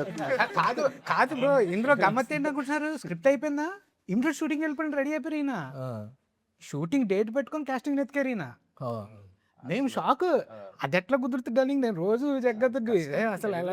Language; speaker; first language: Telugu; native; Telugu